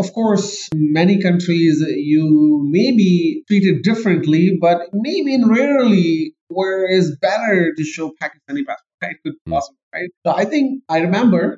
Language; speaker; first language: English; non-native, local second language; Urdu